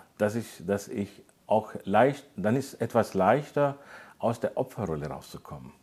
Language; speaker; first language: German; non-native, fluent; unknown